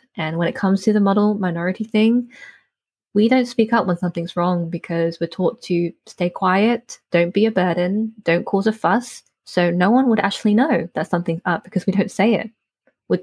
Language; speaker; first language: English; native; English